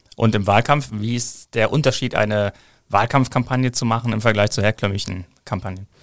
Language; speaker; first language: German; native; German